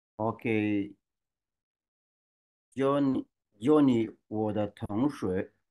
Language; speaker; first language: Chinese; non-native, learner; Swahili